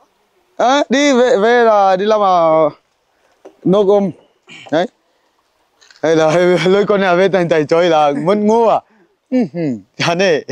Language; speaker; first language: Vietnamese; non-native, learner; Portuguese